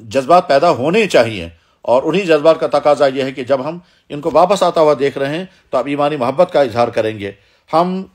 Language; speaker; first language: Urdu; non-native, local second language; Kashmiri